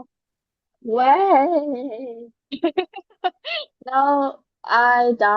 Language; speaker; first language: English; non-native, learner; Vietnamese